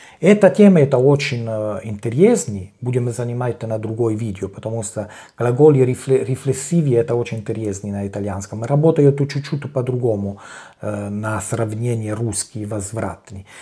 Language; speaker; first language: Russian; non-native, learner; Italian